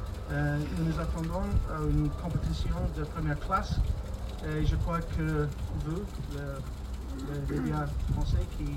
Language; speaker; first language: French; non-native, fluent; English